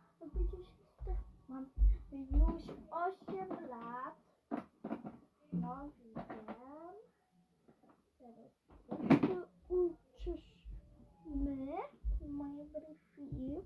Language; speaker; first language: Polish; early bilingual, heritage; Polish